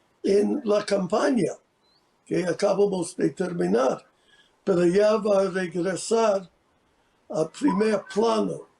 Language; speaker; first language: Spanish; non-native, fluent; English